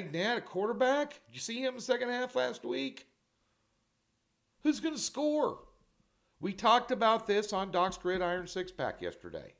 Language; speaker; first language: English; native; English